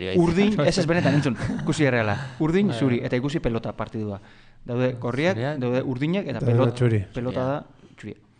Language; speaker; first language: Basque; native; Basque